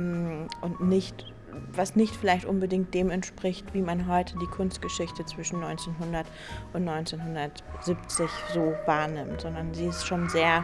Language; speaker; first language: German; native; German